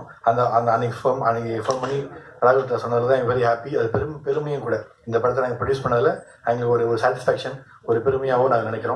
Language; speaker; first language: Tamil; native; Tamil